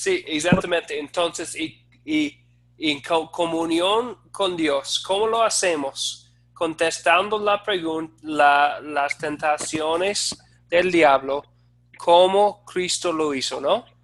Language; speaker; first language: Spanish; non-native, fluent; English